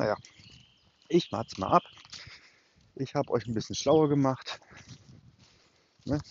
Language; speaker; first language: German; native; German